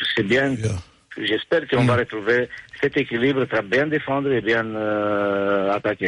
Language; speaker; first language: French; non-native, fluent; Romanian